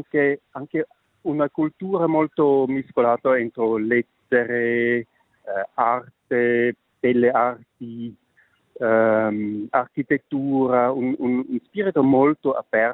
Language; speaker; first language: Italian; non-native, local second language; Swiss German